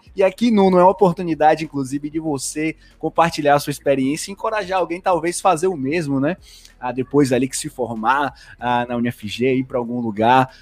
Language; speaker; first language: Portuguese; native; Portuguese